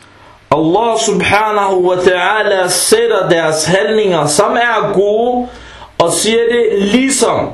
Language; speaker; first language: Danish; early bilingual, other home language; Arabic